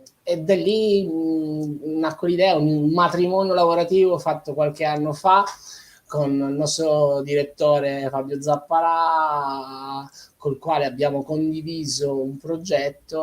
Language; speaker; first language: Italian; native; Italian